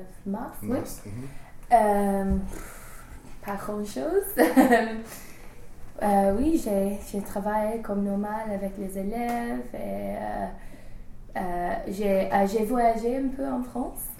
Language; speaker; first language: French; non-native, learner; English